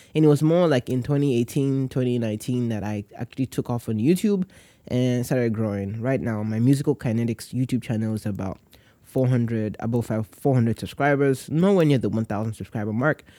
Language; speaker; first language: English; non-native, local second language; Yoruba